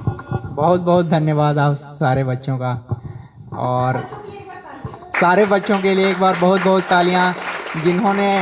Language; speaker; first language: Hindi; native; Hindi